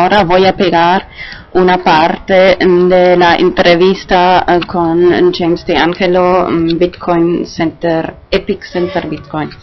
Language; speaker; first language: Spanish; non-native, fluent; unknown